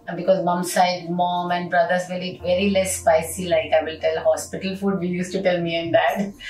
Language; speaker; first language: English; non-native, local second language; Hindi